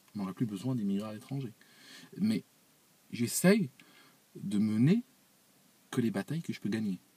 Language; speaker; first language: French; non-native, local second language; Arabic